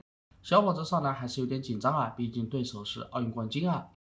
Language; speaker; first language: Chinese; native; Chinese